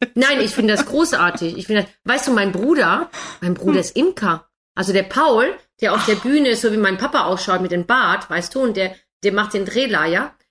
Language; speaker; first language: German; non-native, fluent; English